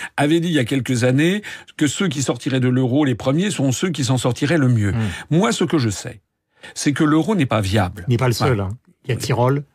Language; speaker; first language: French; native; French